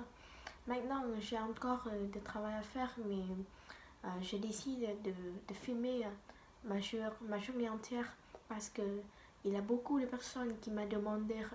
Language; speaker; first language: French; non-native, learner; Vietnamese